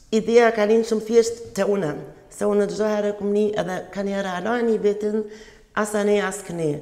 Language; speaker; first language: Albanian; early bilingual, heritage; Albanian